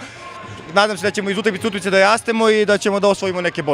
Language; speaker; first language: Serbian; native; Serbian